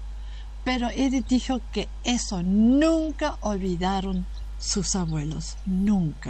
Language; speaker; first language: Spanish; non-native, fluent; German